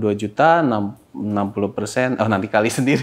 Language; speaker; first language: Indonesian; native; Indonesian